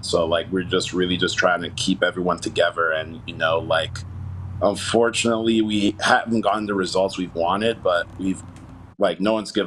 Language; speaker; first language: English; native; English